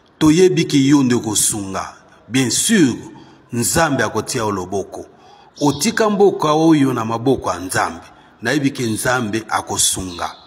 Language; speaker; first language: Lingala; non-native, local second language; Swahili